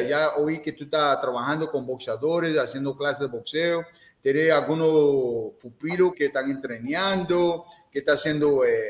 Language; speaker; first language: Spanish; non-native, fluent; English